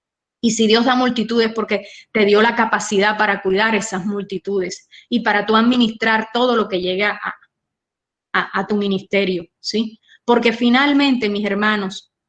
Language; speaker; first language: Spanish; native; Spanish